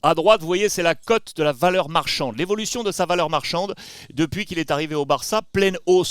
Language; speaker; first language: French; native; French